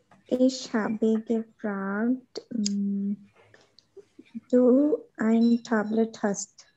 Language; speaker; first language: German; non-native, learner; Urdu